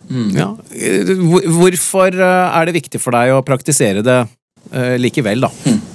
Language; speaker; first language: Norwegian; native; Norwegian